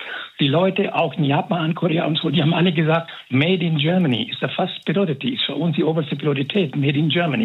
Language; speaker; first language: German; non-native, fluent; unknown